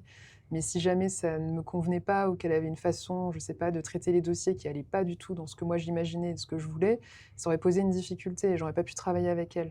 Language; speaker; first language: French; native; French